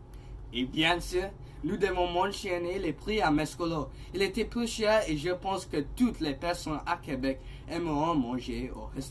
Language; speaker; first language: French; non-native, learner; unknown